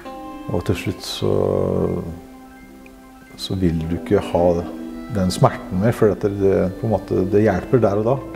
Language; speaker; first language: Norwegian; native; Norwegian